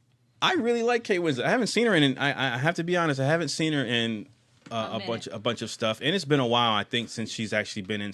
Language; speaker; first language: English; native; English